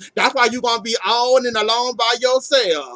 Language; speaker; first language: English; native; English